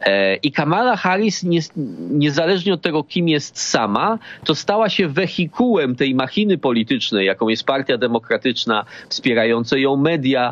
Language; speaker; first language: Polish; native; Polish